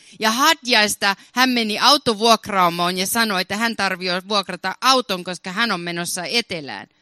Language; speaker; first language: Finnish; early bilingual, heritage; Finnish